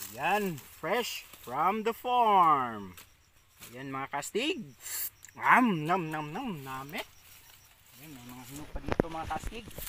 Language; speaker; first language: Filipino; non-native, local second language; Cebuano